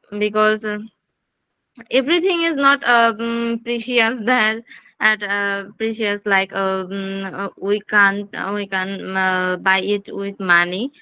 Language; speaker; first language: English; non-native, learner; Bangla